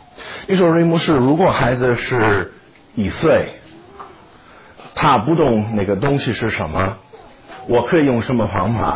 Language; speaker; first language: Chinese; non-native, fluent; English